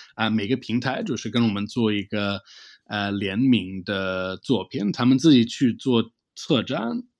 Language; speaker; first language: Chinese; non-native, fluent; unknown